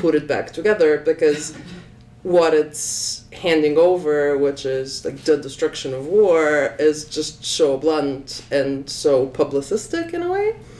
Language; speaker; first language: English; non-native, fluent; Slovenian